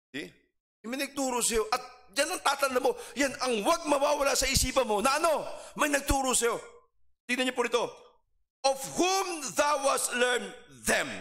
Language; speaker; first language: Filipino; non-native, local second language; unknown